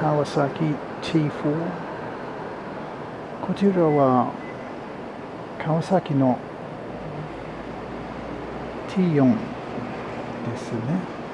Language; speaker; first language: Japanese; non-native, learner; English